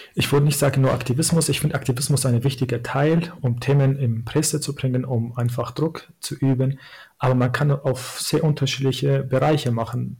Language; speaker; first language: German; non-native, fluent; Kurdish